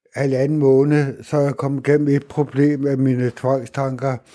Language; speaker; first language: Danish; native; Danish